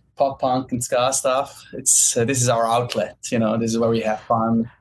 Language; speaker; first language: English; non-native, fluent; German